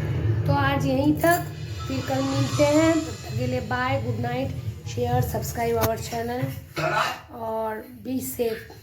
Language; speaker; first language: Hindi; non-native, local second language; Bangla